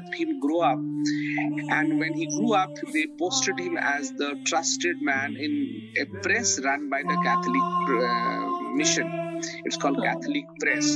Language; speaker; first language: English; non-native, local second language; Bangla